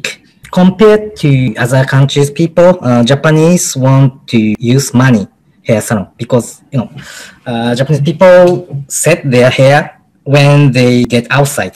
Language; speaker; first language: English; non-native, learner; Japanese